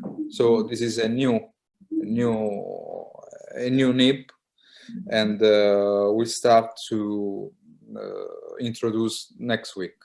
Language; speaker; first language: English; non-native, learner; Italian